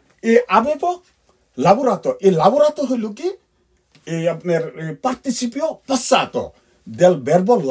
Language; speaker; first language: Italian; non-native, fluent; Bangla